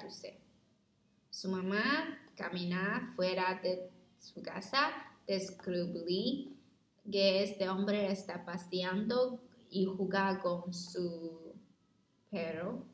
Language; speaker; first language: Spanish; non-native, learner; Chinese